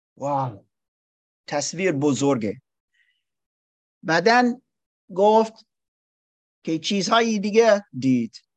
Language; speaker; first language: Persian; non-native, learner; English